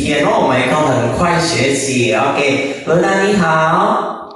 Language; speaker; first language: Chinese; non-native, fluent; Indonesian